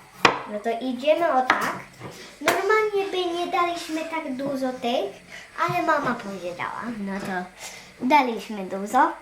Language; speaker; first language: Polish; early bilingual, heritage; Polish